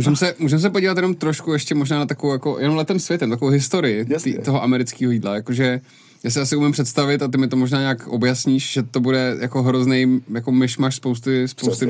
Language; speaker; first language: Czech; native; Czech